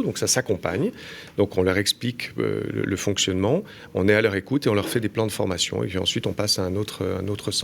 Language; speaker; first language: French; native; French